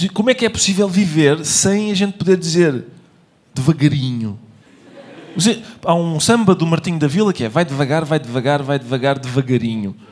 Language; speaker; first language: Portuguese; native; Portuguese